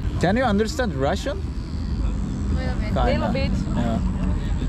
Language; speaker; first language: English; non-native, fluent; Slovak